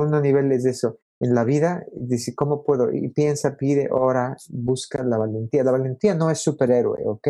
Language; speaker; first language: Spanish; native; Spanish